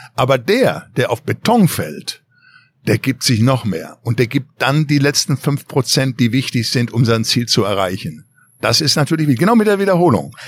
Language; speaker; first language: German; native; German